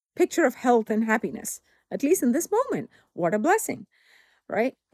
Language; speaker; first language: English; non-native, local second language; Tamil